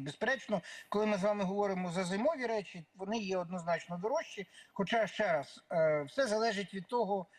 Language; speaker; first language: Ukrainian; native; Ukrainian